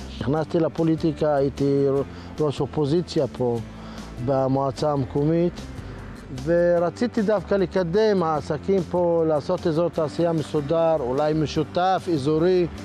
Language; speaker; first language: Hebrew; non-native, local second language; Arabic